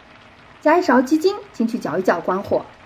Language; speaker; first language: Chinese; native; Chinese